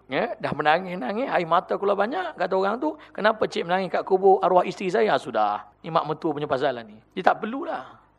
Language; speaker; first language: Malay; native; Malay